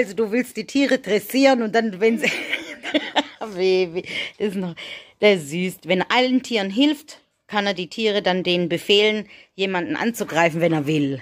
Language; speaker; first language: German; native; German